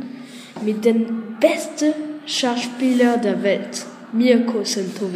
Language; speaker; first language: German; non-native, learner; French